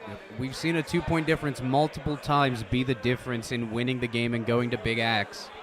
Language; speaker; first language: English; native; English